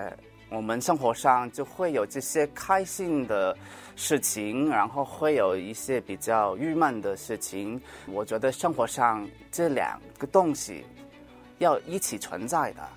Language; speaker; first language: Chinese; early bilingual, heritage; Cantonese